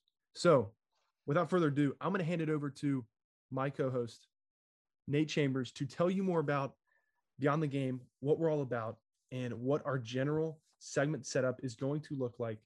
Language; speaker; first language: English; native; English